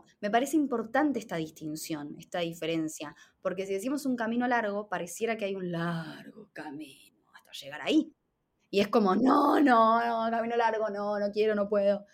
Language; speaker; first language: Spanish; native; Spanish